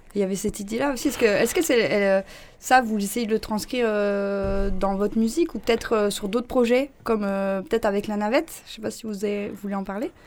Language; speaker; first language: French; native; French